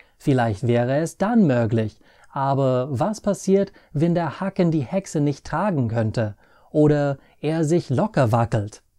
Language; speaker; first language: German; non-native, fluent; English